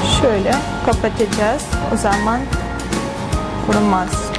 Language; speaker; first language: Turkish; non-native, fluent; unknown